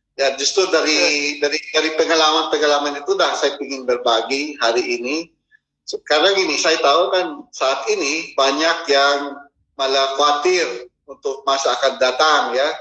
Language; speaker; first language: Indonesian; non-native, fluent; Filipino